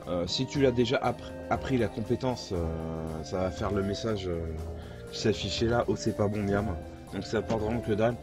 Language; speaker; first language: French; native; French